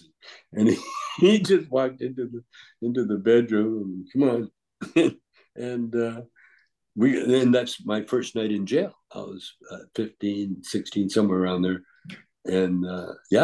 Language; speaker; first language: English; native; English